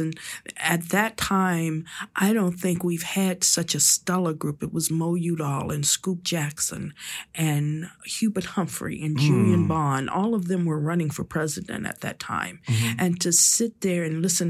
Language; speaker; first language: English; native; English